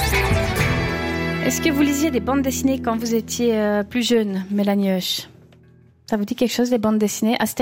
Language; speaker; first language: French; native; French